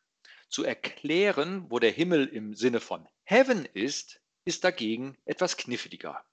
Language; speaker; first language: German; native; German